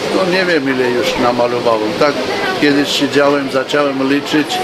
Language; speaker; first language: Polish; non-native, fluent; Armenian